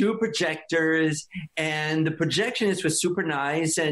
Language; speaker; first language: English; non-native, fluent; French